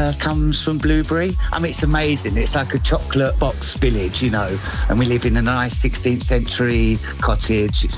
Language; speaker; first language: English; native; English